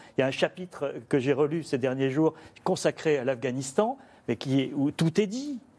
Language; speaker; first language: French; native; French